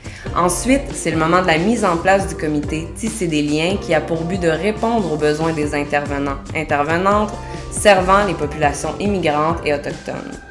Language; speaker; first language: French; native; French